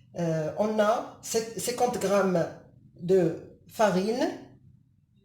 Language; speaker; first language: French; non-native, local second language; Arabic